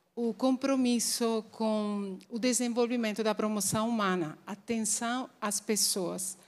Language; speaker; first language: Portuguese; non-native, fluent; Italian